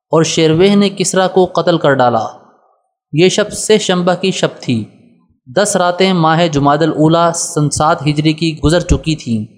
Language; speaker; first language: Urdu; native; Urdu